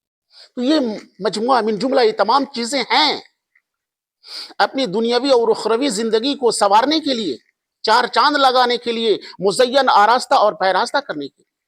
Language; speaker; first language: Urdu; native; Urdu